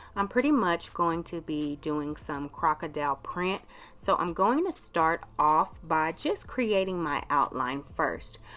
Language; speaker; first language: English; native; English